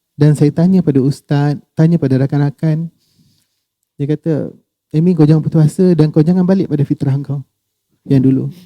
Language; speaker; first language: Malay; native; Malay